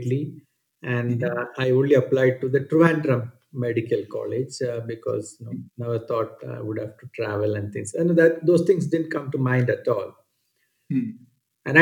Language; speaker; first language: English; non-native, local second language; Malayalam